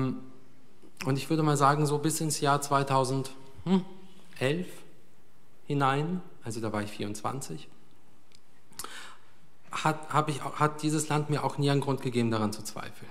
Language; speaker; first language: German; early bilingual, other home language; Russian